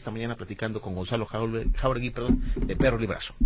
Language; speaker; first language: Spanish; native; Spanish